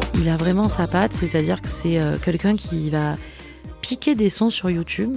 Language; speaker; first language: French; native; French